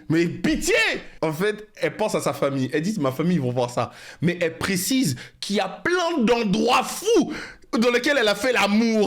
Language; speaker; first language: French; native; French